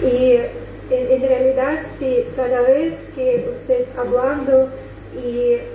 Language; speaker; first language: Spanish; non-native, fluent; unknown